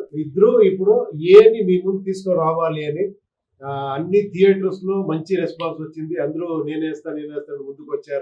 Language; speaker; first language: Telugu; non-native, local second language; Kannada